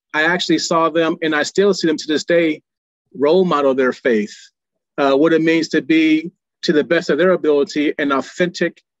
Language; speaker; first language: English; native; English